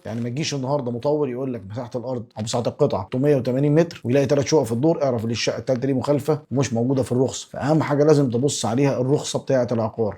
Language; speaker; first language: Arabic; native; Arabic